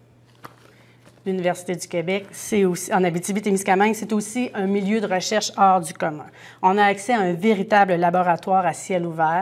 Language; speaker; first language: French; native; French